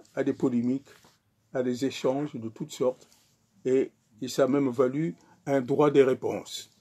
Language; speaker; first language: French; non-native, local second language; Sango